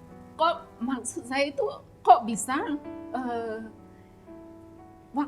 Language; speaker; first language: Indonesian; non-native, local second language; Javanese